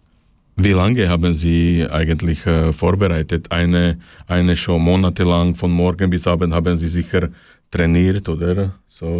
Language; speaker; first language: German; non-native, fluent; Slovak